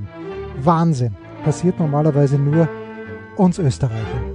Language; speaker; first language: German; native; German